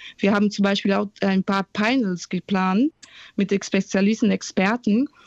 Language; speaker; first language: German; non-native, fluent; Portuguese